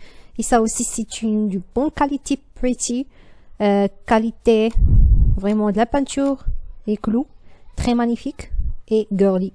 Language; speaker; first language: French; non-native, learner; Arabic